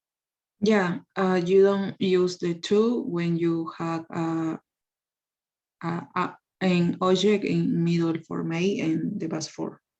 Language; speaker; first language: English; non-native, learner; Spanish